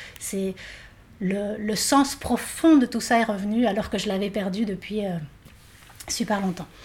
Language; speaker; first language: French; non-native, fluent; Spanish